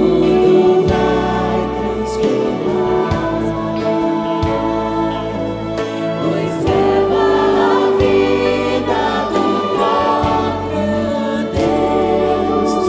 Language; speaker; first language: Portuguese; native; Portuguese